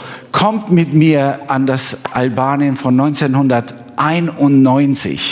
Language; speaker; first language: German; non-native, fluent; Albanian